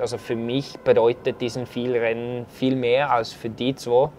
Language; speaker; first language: German; non-native, fluent; Norwegian